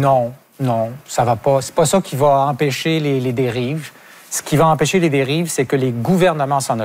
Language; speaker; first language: French; native; French